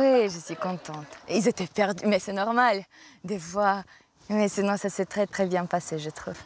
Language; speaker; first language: French; non-native, fluent; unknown